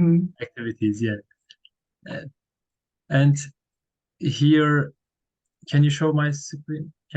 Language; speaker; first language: English; non-native, learner; Turkish